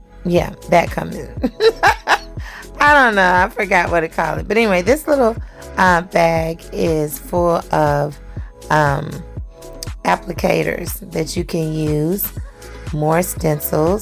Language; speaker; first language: English; native; English